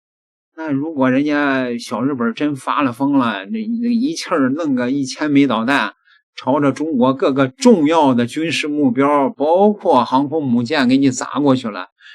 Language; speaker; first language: Chinese; native; Chinese